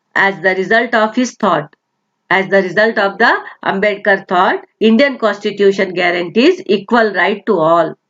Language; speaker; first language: English; non-native, local second language; Kannada